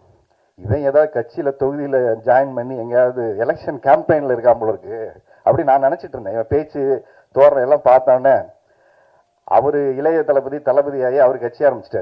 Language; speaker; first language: Tamil; native; Tamil